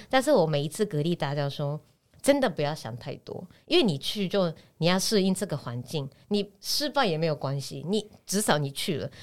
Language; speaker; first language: Chinese; non-native, fluent; Japanese